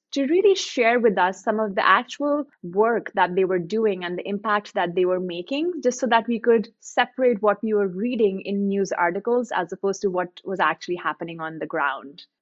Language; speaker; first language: English; non-native, local second language; Hindi